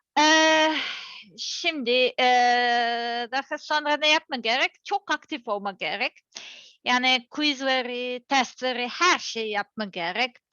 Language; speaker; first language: Turkish; non-native, learner; Serbian